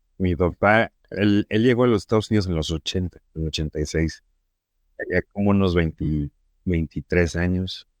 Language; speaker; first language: Spanish; early bilingual, heritage; Spanish